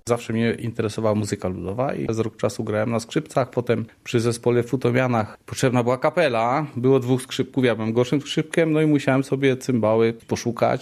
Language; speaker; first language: Polish; native; Polish